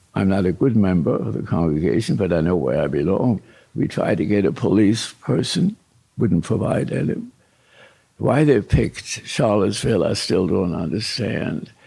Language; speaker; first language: English; early bilingual, other home language; German